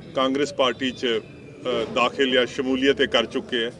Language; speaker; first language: Punjabi; native; Punjabi